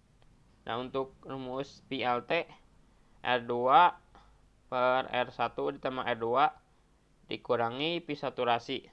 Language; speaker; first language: Indonesian; native; Indonesian